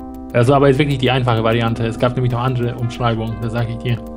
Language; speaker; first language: German; native; German